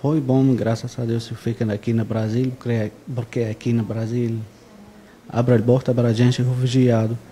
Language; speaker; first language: Portuguese; non-native, learner; Arabic